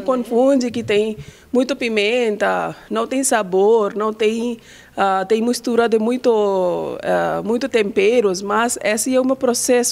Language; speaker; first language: Portuguese; non-native, learner; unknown